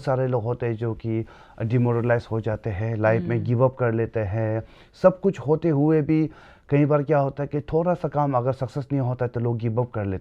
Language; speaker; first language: Hindi; non-native, local second language; Tibetan